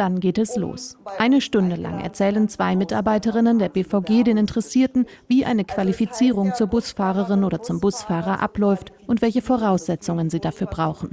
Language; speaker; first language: German; native; German